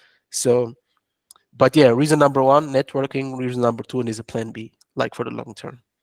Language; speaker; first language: English; non-native, fluent; French